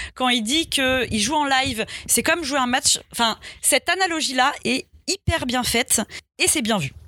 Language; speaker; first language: French; native; French